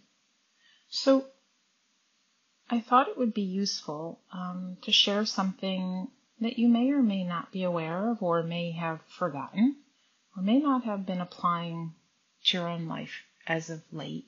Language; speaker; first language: English; native; English